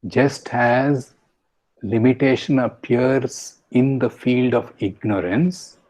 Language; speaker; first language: English; non-native, local second language; Kannada